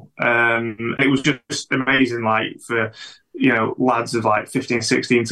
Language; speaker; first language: English; native; English